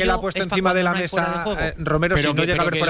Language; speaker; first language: Spanish; native; Spanish